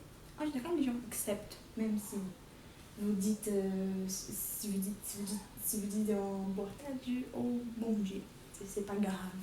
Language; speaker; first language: French; non-native, fluent; Portuguese